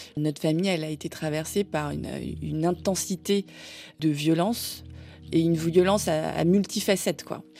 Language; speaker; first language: French; native; French